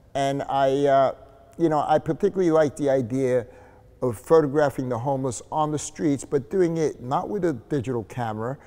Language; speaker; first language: English; native; English